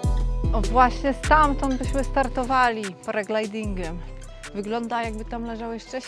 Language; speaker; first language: Polish; native; Polish